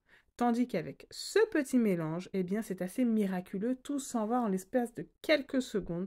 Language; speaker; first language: French; native; French